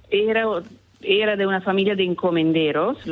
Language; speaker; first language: Spanish; non-native, fluent; Italian